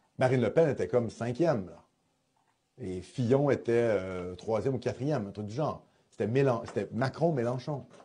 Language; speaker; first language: French; native; French